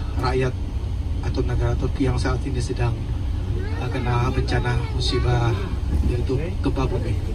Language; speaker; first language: Indonesian; native; Indonesian